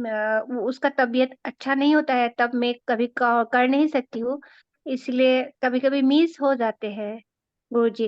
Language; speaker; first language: Hindi; non-native, local second language; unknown